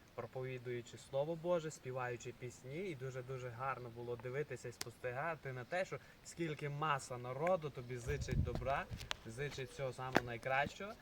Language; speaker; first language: Ukrainian; native; Ukrainian